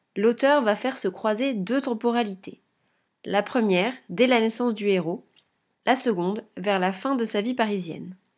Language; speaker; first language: French; native; French